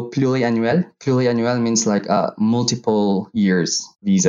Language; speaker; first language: English; non-native, local second language; Hiligaynon